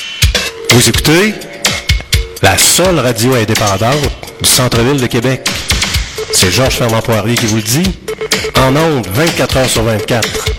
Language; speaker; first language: French; native; French